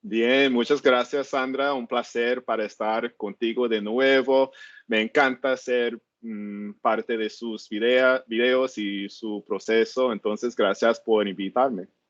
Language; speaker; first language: Spanish; non-native, learner; English